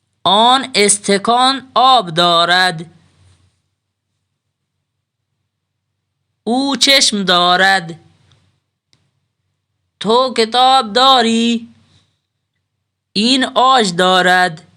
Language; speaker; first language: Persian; non-native, fluent; Urdu